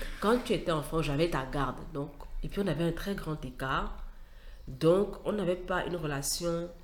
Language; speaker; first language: French; native; French